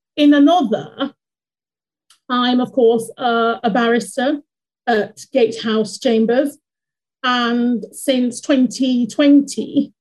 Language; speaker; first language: English; native; English